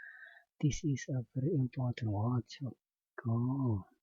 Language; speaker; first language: English; non-native, fluent; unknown